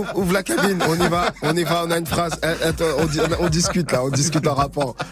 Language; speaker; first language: French; native; French